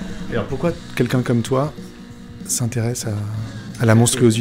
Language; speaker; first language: French; native; French